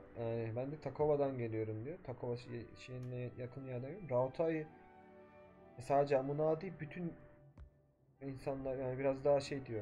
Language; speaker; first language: Turkish; native; Turkish